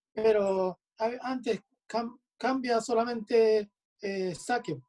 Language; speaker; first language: Spanish; non-native, learner; Japanese